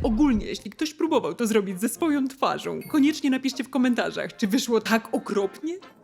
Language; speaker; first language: Polish; non-native, fluent; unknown